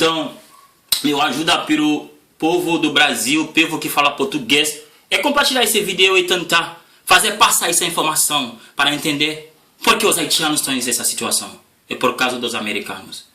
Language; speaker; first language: Portuguese; non-native, learner; Haitian Creole